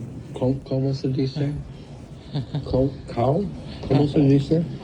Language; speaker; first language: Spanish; non-native, learner; English